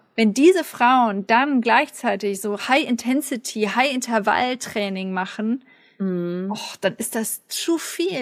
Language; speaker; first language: German; native; German